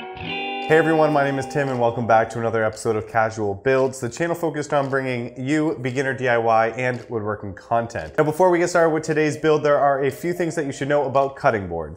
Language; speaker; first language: English; native; English